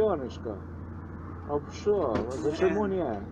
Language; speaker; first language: Russian; non-native, learner; Polish